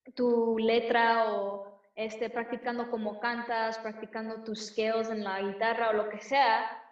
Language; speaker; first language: Spanish; early bilingual, heritage; Spanish